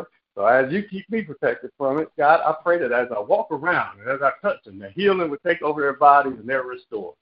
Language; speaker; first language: English; native; English